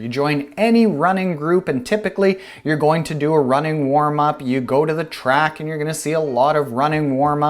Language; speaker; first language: English; native; English